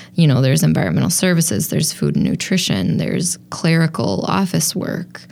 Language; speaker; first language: English; native; English